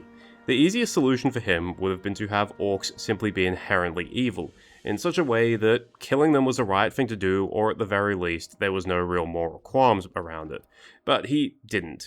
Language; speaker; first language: English; native; English